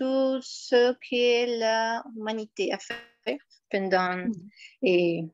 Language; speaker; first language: French; non-native, fluent; Spanish